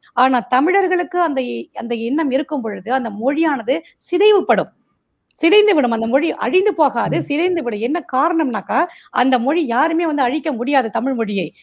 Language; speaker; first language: Tamil; non-native, local second language; Marathi